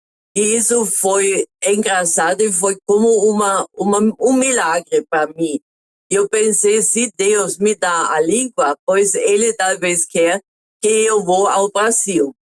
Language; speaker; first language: Portuguese; non-native, fluent; German